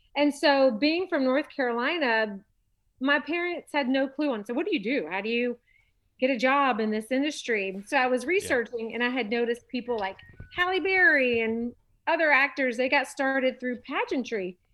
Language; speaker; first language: English; native; English